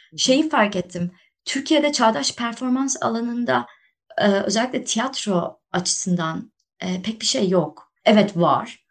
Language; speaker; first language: Turkish; native; Turkish